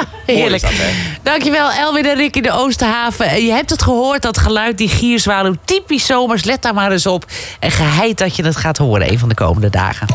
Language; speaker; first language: Dutch; native; Dutch